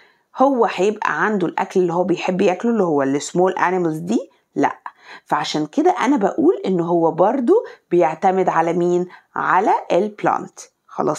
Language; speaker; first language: Arabic; native; Arabic